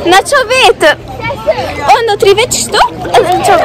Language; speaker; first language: Albanian; early bilingual, heritage; Albanian